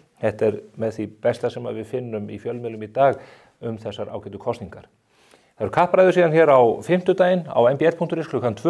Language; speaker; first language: Icelandic; native; Icelandic